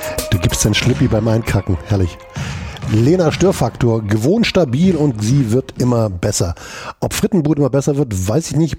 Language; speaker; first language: German; native; German